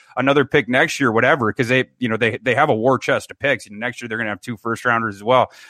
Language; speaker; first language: English; native; English